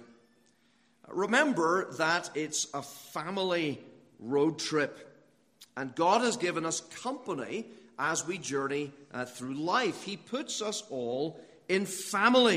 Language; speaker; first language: English; native; English